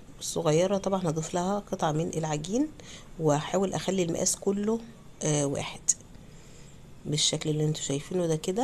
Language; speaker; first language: Arabic; native; Arabic